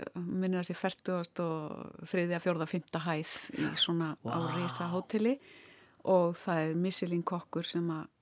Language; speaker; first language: Icelandic; native; Icelandic